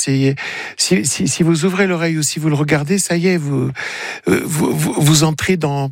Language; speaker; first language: French; native; French